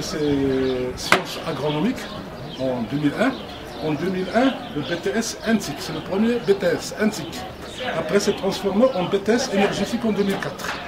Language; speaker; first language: French; non-native, local second language; Arabic